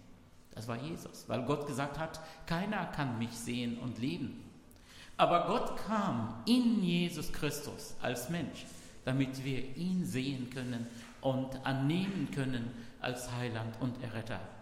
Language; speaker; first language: German; non-native, fluent; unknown